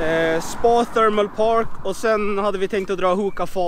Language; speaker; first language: Swedish; native; Swedish